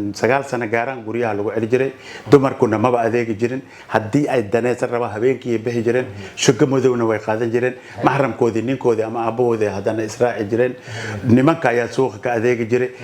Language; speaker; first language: Somali; non-native, local second language; Swahili